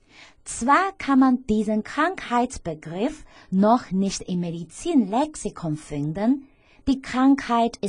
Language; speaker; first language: German; non-native, fluent; Chinese